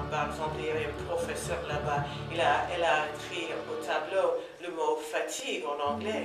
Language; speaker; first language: French; non-native, fluent; English